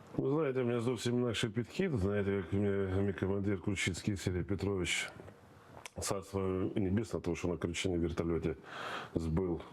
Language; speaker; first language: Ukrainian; non-native, local second language; Russian